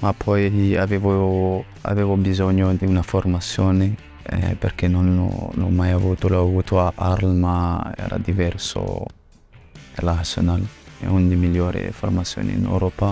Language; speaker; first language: Italian; non-native, fluent; French